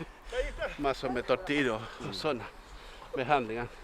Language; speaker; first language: Swedish; non-native, fluent; Spanish